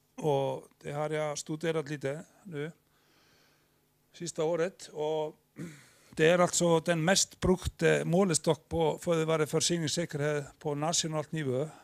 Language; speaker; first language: Swedish; non-native, fluent; Icelandic